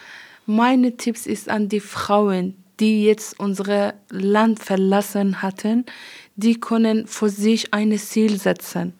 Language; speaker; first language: German; non-native, learner; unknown